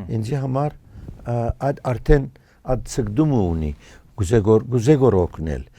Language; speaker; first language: Armenian; early bilingual, heritage; Armenian